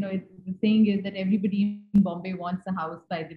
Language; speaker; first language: English; non-native, local second language; Hindi